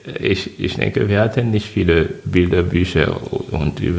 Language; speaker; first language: German; non-native, fluent; French